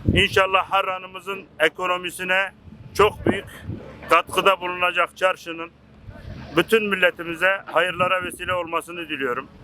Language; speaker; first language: Turkish; native; Turkish